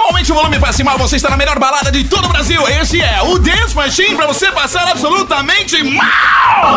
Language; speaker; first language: Portuguese; native; Portuguese